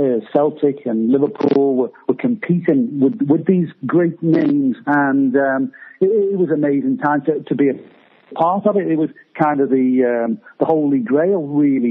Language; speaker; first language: English; native; English